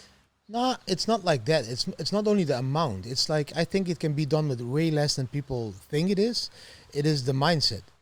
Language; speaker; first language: English; non-native, fluent; Dutch